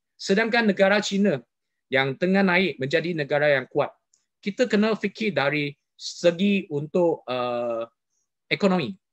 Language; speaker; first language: Malay; non-native, local second language; Chinese